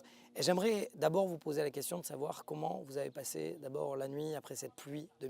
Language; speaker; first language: French; native; French